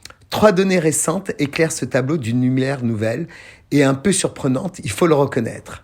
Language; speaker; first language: French; native; French